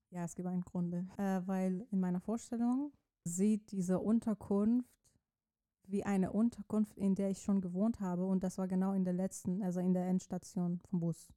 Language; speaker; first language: German; non-native, fluent; Persian